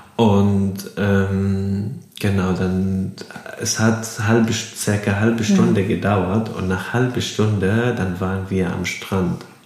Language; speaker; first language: German; non-native, fluent; Arabic